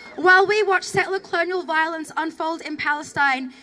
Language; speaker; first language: English; early bilingual, other home language; Arabic